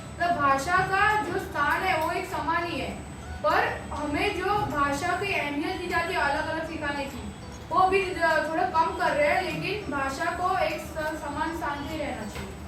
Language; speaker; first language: Hindi; non-native, local second language; Gujarati